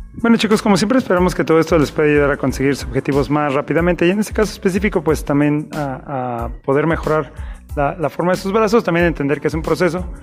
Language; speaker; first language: Spanish; native; Spanish